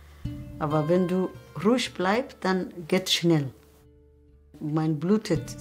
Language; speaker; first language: German; non-native, learner; Somali